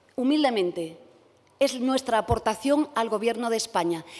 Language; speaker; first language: Spanish; native; Spanish